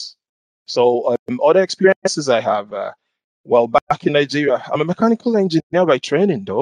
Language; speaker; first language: English; non-native, local second language; Igbo